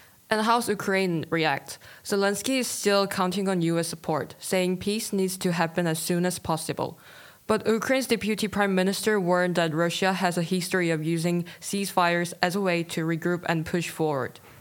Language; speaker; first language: English; non-native, fluent; Korean